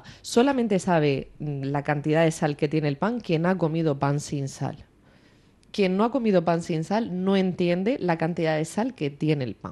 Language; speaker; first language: Spanish; native; Spanish